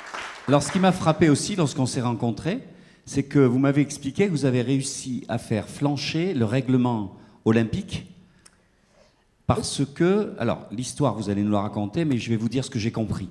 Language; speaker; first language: French; native; French